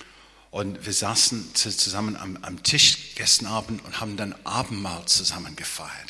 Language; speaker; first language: German; non-native, fluent; English